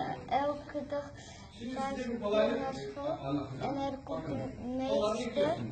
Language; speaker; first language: Dutch; early bilingual, other home language; Uyghur